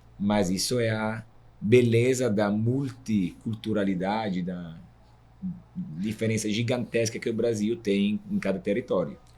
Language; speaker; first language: Portuguese; non-native, fluent; Italian